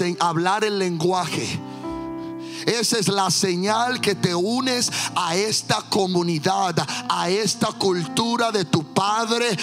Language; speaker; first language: Spanish; early bilingual, heritage; Spanish